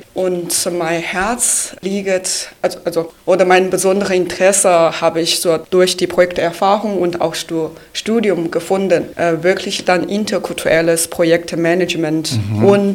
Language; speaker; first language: German; non-native, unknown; Chinese